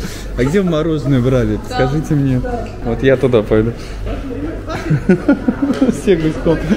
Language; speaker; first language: Russian; native; Russian